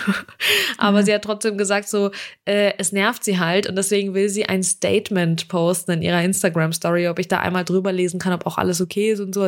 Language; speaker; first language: German; early bilingual, other home language; Russian